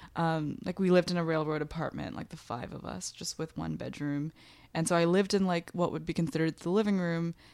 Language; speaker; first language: English; early bilingual, other home language; Bangla